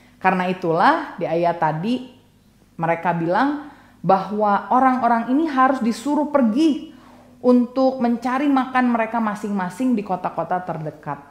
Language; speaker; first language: Indonesian; native; Indonesian